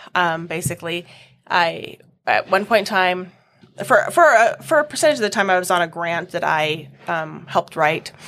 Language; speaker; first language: English; native; English